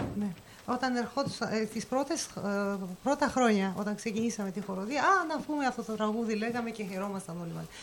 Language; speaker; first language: Greek; non-native, fluent; Russian